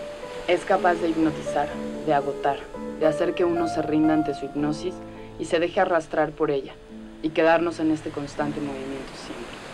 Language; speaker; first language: Spanish; native; Spanish